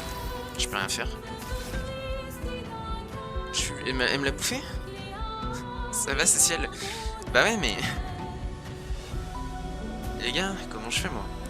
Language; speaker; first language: French; native; French